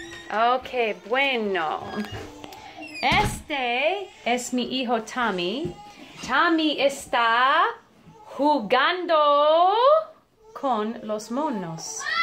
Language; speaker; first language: Spanish; non-native, fluent; English